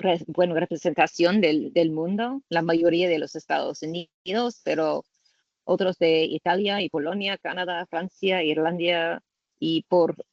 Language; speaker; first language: Spanish; non-native, learner; English